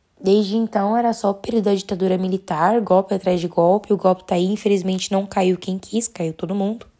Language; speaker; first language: Portuguese; native; Portuguese